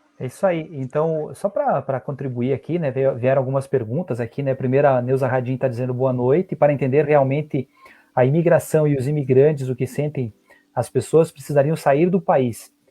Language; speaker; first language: Portuguese; native; Portuguese